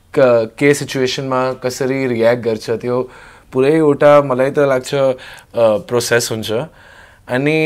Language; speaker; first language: Nepali; non-native, learner; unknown